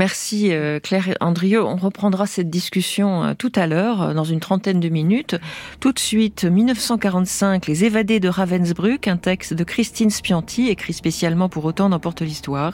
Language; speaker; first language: French; native; French